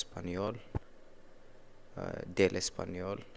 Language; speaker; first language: Spanish; non-native, learner; English